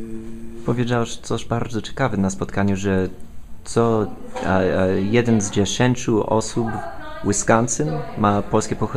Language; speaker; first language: Polish; non-native, fluent; English